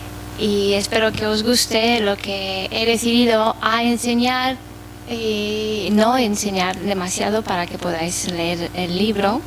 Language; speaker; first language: Spanish; non-native, fluent; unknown